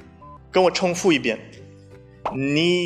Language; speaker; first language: Chinese; non-native, fluent; English